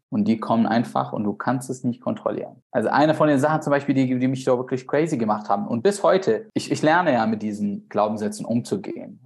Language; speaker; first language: German; non-native, fluent; Arabic